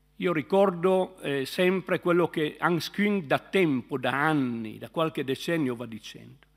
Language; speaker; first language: Italian; native; Italian